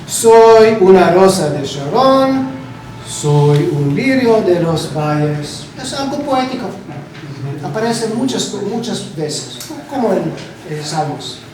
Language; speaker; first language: Spanish; non-native, learner; Hebrew